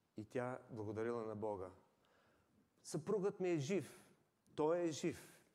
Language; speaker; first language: Bulgarian; native; Bulgarian